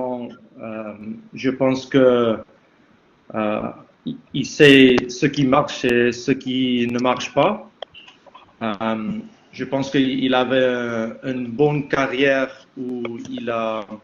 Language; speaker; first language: French; non-native, fluent; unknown